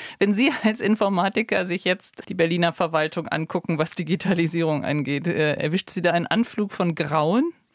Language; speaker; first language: German; native; German